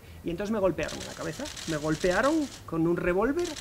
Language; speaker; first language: Spanish; native; Spanish